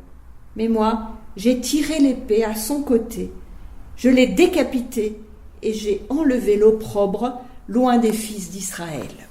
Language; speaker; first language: French; native; French